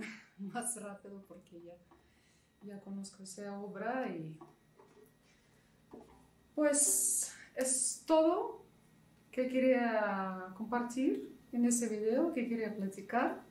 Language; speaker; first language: Spanish; non-native, fluent; Russian